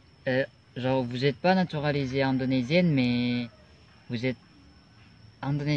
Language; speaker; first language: French; non-native, learner; Indonesian